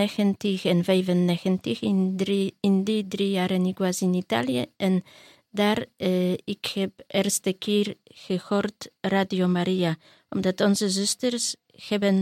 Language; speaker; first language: Dutch; non-native, learner; Polish